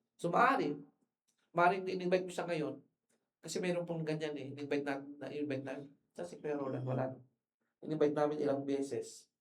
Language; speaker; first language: Filipino; non-native, local second language; Iloko